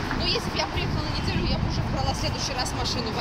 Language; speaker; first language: Russian; native; Russian